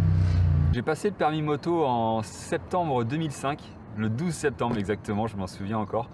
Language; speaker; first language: French; native; French